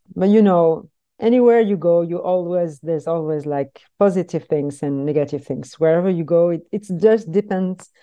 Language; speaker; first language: English; non-native, fluent; French